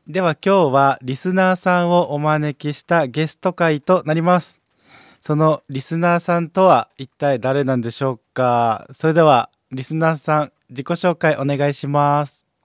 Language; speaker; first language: Japanese; native; Japanese